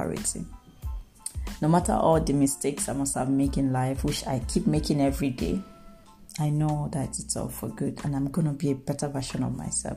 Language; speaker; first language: English; non-native, local second language; Igbo